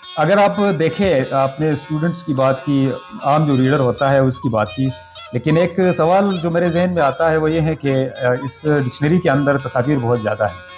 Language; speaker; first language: Urdu; non-native, local second language; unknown